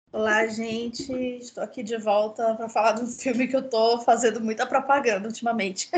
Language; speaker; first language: Portuguese; native; Portuguese